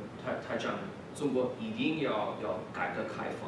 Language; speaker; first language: Chinese; early bilingual, heritage; English